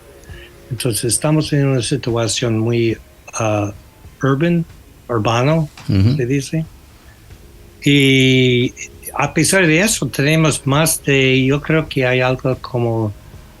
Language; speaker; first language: Spanish; non-native, fluent; English